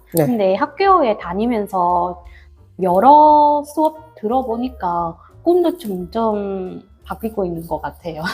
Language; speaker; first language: Korean; non-native, fluent; Vietnamese